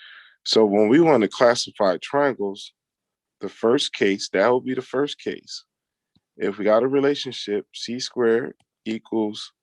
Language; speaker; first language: English; native; English